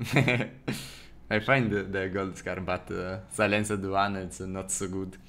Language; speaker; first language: English; non-native, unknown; Italian